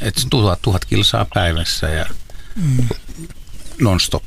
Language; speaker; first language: Finnish; native; Finnish